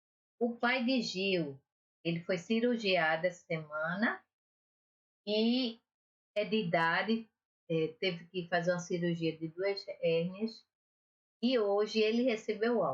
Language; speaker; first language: Portuguese; native; Portuguese